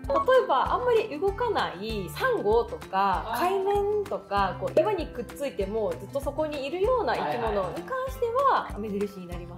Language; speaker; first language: Japanese; native; Japanese